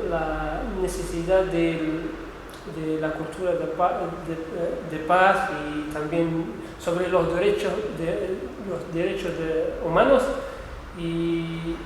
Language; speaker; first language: Spanish; non-native, local second language; Arabic